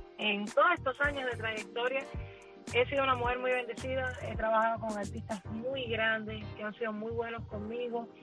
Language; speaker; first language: Spanish; early bilingual, heritage; Spanish